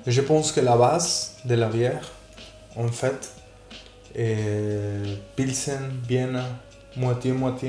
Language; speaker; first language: French; non-native, fluent; Spanish